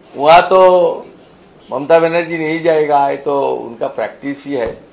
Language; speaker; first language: Hindi; non-native, local second language; Bangla